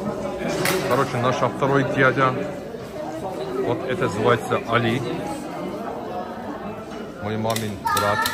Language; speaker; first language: Russian; non-native, learner; Turkish